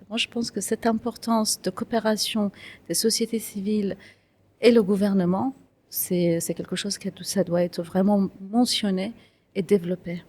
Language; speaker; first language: French; non-native, fluent; Kurdish